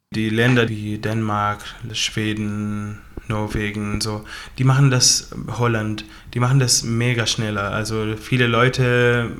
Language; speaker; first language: German; non-native, fluent; Arabic